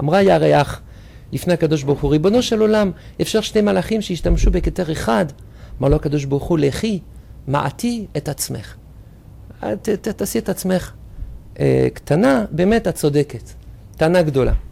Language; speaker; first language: Hebrew; non-native, fluent; French